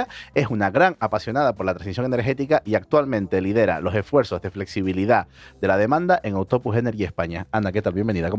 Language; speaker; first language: Spanish; native; Spanish